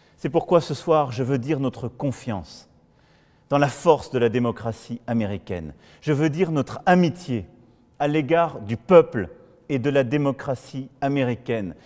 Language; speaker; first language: French; native; French